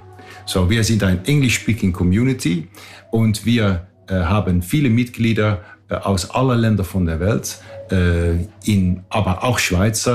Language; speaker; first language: German; non-native, fluent; Dutch